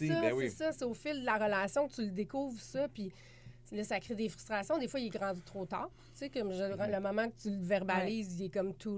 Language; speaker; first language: French; native; French